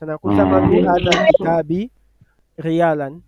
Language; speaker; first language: Arabic; non-native, fluent; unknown